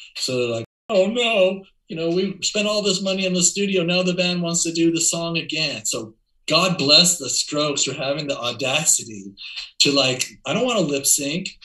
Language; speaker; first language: English; native; English